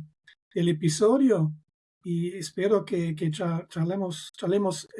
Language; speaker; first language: Spanish; non-native, fluent; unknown